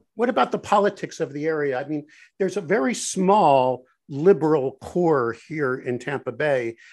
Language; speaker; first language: English; native; English